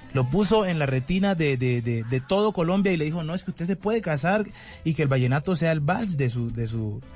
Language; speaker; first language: Spanish; native; Spanish